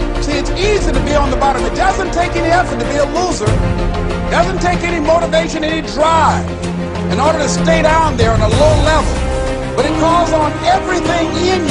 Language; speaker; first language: English; native; English